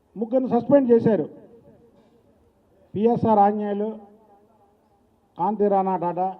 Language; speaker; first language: Telugu; native; Telugu